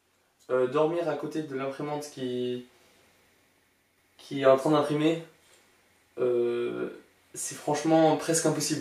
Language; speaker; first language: French; native; French